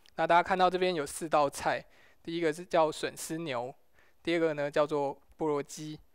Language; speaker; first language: Chinese; native; Chinese